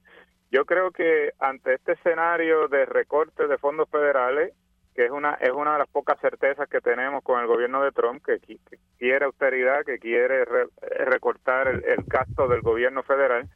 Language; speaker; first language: Spanish; native; Spanish